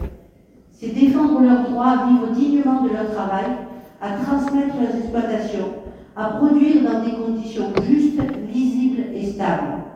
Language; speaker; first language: French; native; French